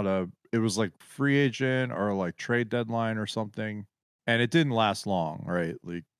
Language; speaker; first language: English; native; English